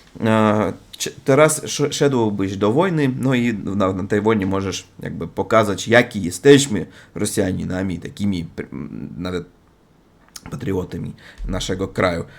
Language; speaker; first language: Polish; non-native, learner; Russian